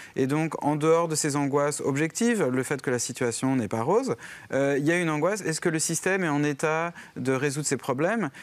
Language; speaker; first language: French; native; French